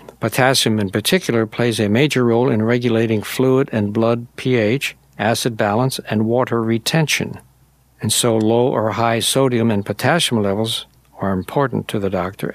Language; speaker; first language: English; native; English